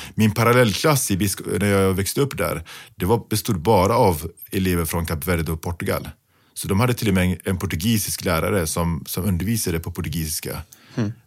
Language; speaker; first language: Swedish; early bilingual, other home language; Pashto